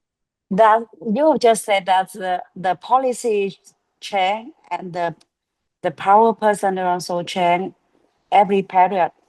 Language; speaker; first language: English; non-native, learner; Vietnamese